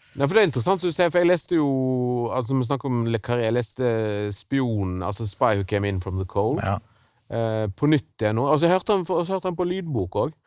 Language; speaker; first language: Norwegian; native; Norwegian